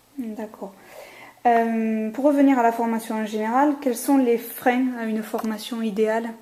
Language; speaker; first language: French; native; French